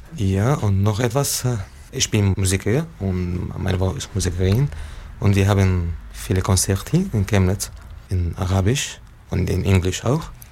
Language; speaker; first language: German; non-native, learner; Arabic